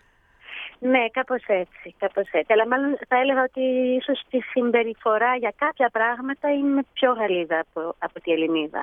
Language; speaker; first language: Greek; early bilingual, heritage; Greek